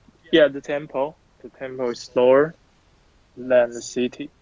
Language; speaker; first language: English; non-native, learner; Chinese